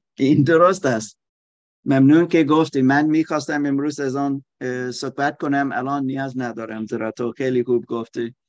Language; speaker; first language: Persian; non-native, learner; German